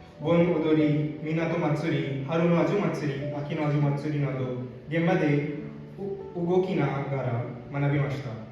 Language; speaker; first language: Japanese; non-native, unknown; Hindi